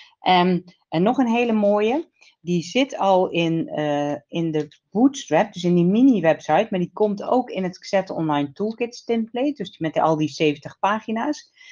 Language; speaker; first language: Dutch; native; Dutch